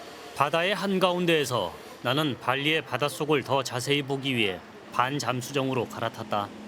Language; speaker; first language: Korean; native; Korean